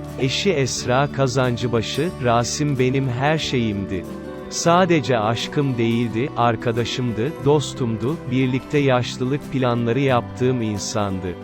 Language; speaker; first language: Turkish; native; Turkish